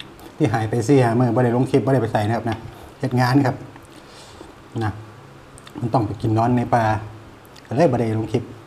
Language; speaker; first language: Thai; non-native, local second language; Northeastern Thai